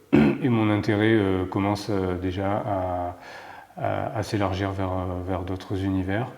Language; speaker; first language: French; native; French